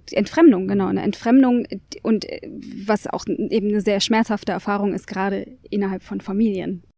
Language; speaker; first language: German; native; German